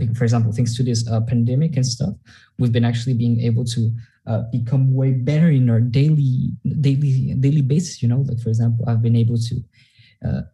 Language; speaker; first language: English; non-native, fluent; Spanish